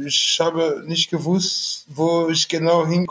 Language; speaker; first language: German; non-native, fluent; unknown